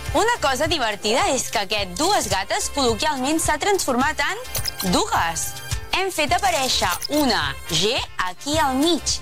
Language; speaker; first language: Catalan; native; Catalan